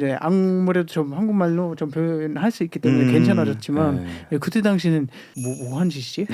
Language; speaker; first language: Korean; non-native, fluent; German